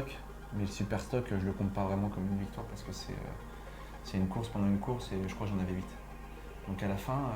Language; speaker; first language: French; native; French